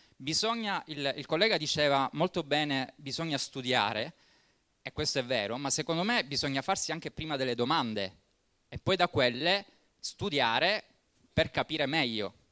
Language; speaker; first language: Italian; native; Italian